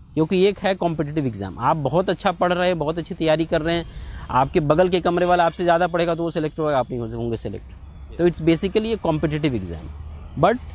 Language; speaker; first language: Hindi; native; Hindi